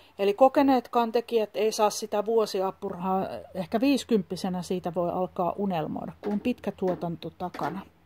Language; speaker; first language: Finnish; native; Finnish